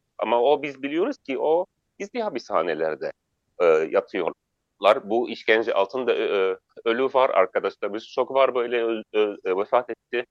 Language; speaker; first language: Turkish; non-native, fluent; Arabic